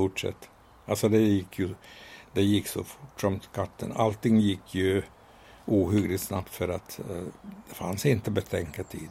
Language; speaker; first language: Swedish; non-native, fluent; Hungarian